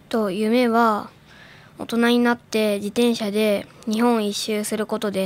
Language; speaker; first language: Japanese; native; Japanese